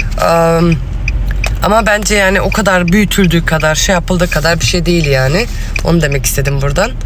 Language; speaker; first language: Turkish; early bilingual, heritage; Turkish